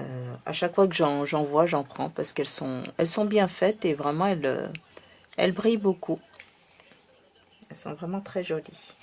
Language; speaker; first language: French; native; French